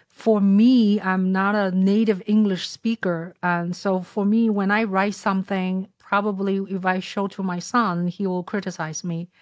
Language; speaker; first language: English; non-native, fluent; Chinese